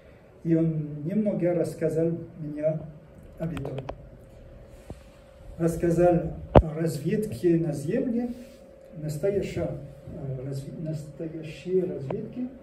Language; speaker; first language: Russian; non-native, learner; French